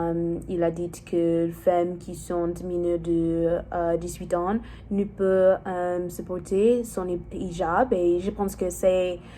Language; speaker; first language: French; non-native, learner; English